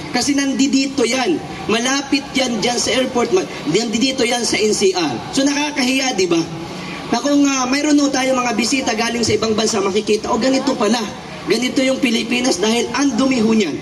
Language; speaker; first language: Filipino; non-native, local second language; Bikol